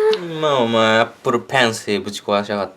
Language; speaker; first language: Korean; non-native, learner; Japanese